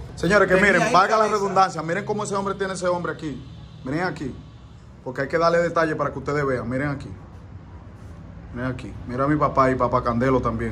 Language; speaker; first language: Spanish; native; Spanish